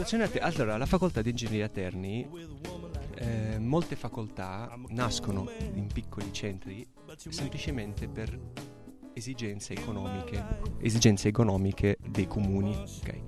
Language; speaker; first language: Italian; non-native, fluent; Arabic